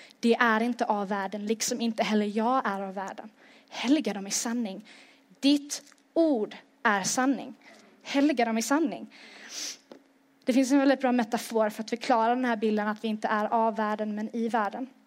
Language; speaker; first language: Swedish; native; Swedish